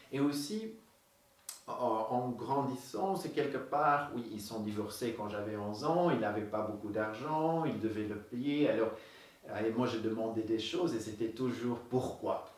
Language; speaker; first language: French; non-native, local second language; Dutch